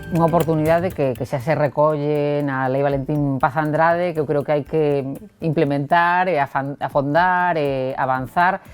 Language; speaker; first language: Galician; non-native, local second language; Spanish